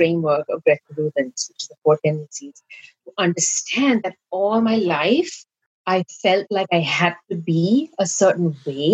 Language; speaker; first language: English; non-native, local second language; Gujarati